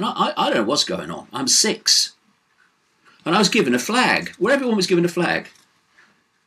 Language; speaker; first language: English; native; English